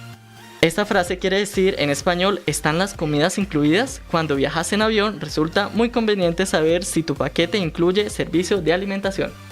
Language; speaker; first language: Spanish; native; Spanish